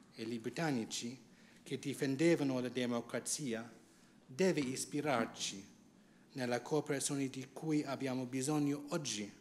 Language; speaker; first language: Italian; non-native, fluent; English